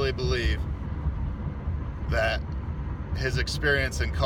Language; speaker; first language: English; native; English